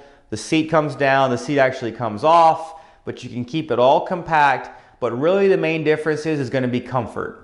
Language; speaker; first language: English; native; English